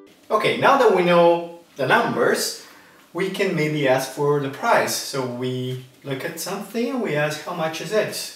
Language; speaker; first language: English; non-native, fluent; Italian